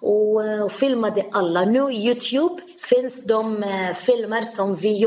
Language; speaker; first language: Swedish; non-native, learner; Arabic